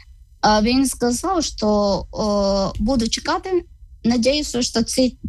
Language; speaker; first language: Ukrainian; non-native, learner; Malayalam